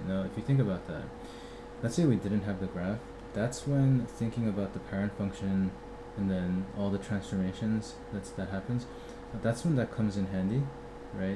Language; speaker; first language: English; native; English